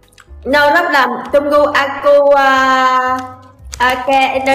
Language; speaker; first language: Indonesian; non-native, learner; Vietnamese